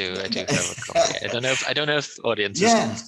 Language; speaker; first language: English; native; English